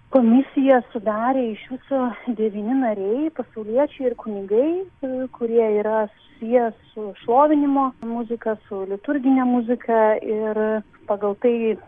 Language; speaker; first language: Lithuanian; native; Lithuanian